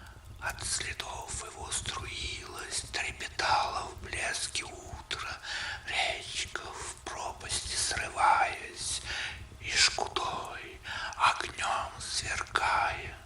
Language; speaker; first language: Russian; native; Russian